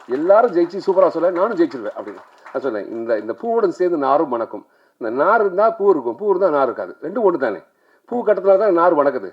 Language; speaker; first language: Tamil; native; Tamil